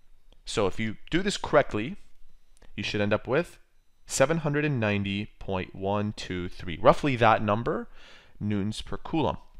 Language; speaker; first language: English; native; English